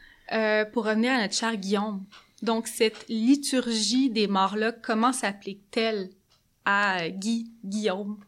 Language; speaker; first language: French; native; French